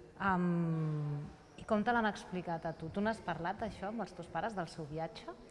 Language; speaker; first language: Catalan; native; Catalan